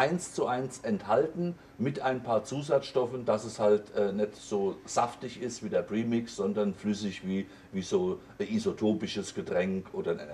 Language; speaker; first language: German; native; German